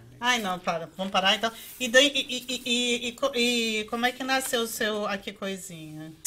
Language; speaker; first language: Portuguese; native; Portuguese